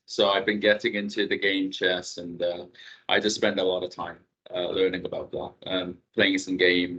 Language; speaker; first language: English; non-native, fluent; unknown